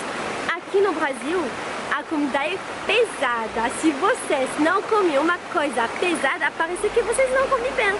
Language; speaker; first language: Portuguese; non-native, fluent; French